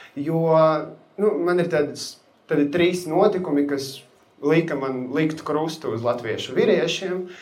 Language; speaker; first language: Latvian; non-native, local second language; Russian